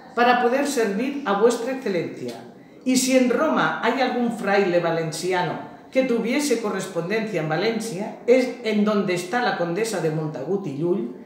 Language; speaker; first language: Spanish; non-native, local second language; Catalan